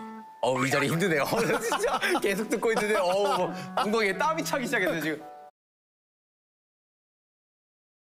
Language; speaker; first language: Korean; native; Korean